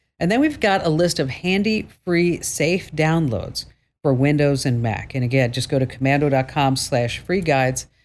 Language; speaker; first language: English; native; English